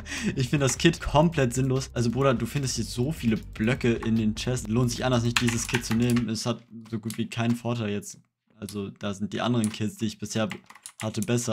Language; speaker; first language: German; native; German